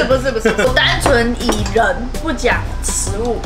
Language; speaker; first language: Chinese; native; Chinese